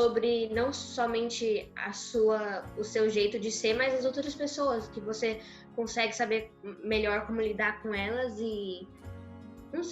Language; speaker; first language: Portuguese; early bilingual, heritage; Portuguese